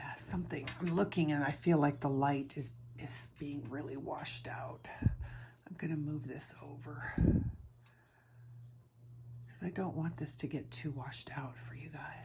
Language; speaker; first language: English; native; English